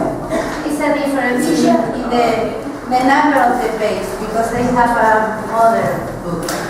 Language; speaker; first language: English; non-native, fluent; Spanish